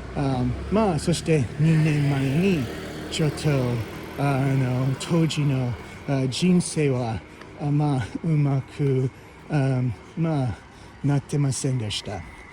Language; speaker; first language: Japanese; non-native, fluent; English